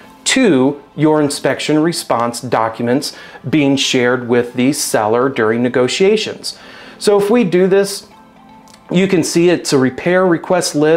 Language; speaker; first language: English; native; English